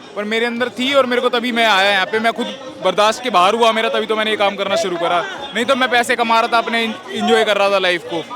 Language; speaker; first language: Hindi; native; Hindi